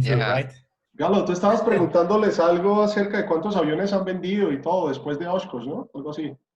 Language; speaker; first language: Spanish; native; Spanish